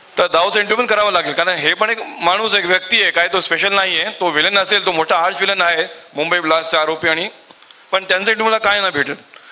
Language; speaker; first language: Marathi; non-native, local second language; Urdu